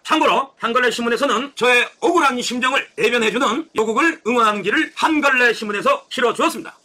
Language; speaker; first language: Korean; native; Korean